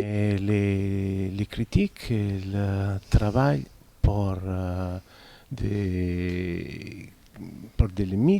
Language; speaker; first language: French; non-native, fluent; Italian